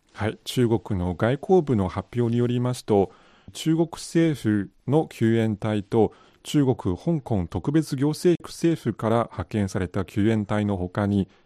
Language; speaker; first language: Japanese; non-native, fluent; Chinese